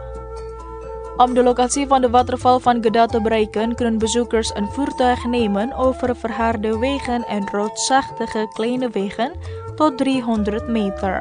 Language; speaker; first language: Dutch; non-native, fluent; Indonesian